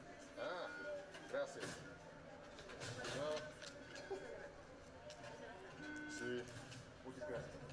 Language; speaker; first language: Spanish; non-native, learner; English